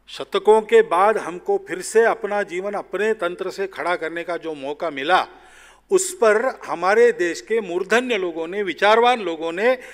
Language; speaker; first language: Hindi; non-native, local second language; Marathi